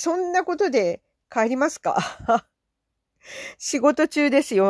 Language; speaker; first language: Japanese; native; Japanese